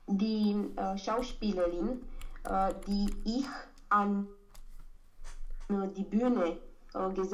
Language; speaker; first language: German; non-native, learner; Romanian